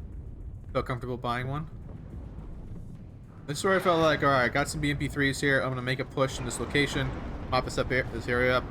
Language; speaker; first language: English; native; English